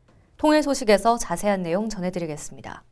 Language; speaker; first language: Korean; native; Korean